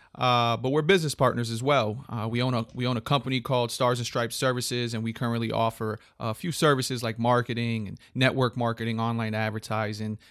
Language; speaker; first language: English; native; English